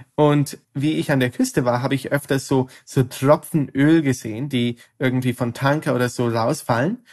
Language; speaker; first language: German; non-native, fluent; English